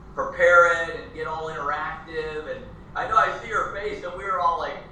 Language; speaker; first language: English; native; English